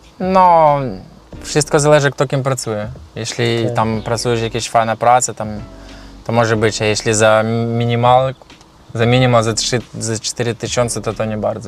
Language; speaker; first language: Polish; non-native, learner; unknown